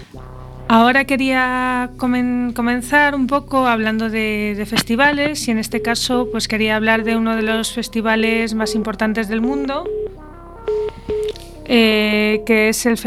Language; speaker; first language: Spanish; native; Spanish